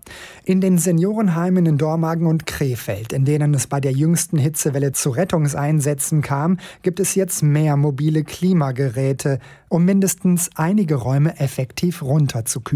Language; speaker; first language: German; native; German